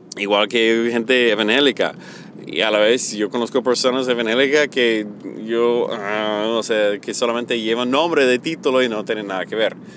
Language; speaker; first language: Spanish; early bilingual, heritage; Spanish